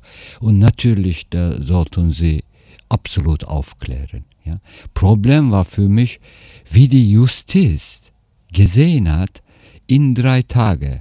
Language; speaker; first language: German; non-native, fluent; Turkish